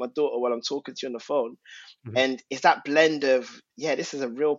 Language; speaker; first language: English; native; English